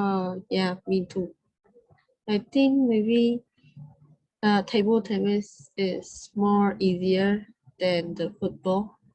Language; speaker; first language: English; non-native, learner; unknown